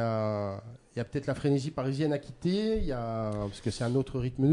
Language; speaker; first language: French; native; French